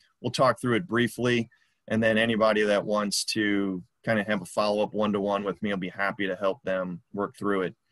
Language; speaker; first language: English; native; English